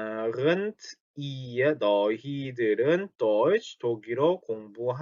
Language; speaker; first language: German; non-native, fluent; Korean